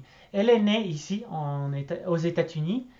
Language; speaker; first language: French; non-native, learner; English